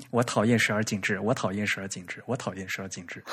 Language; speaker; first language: Chinese; native; Chinese